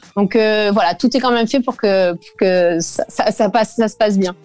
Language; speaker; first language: French; native; French